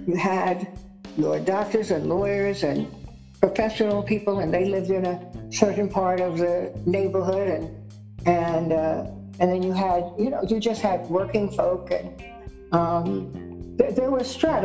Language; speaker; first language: English; native; English